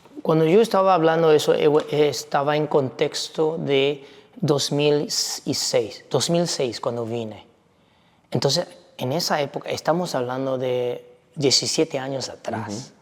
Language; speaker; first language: Spanish; non-native, fluent; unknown